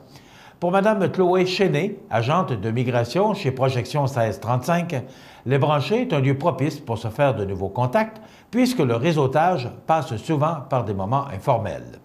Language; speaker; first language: French; native; French